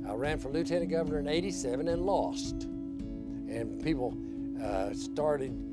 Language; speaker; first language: English; native; English